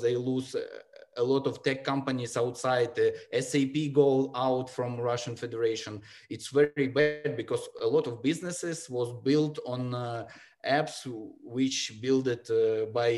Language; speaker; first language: English; non-native, learner; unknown